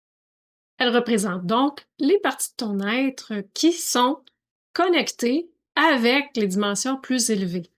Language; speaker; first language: French; native; French